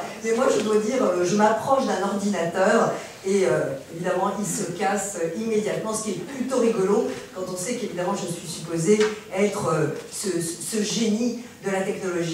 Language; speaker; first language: French; native; French